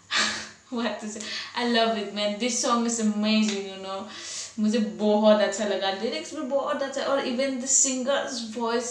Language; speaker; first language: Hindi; non-native, local second language; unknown